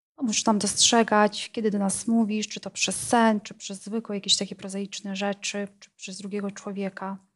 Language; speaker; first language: Polish; non-native, fluent; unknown